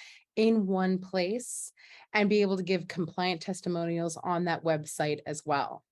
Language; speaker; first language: English; native; English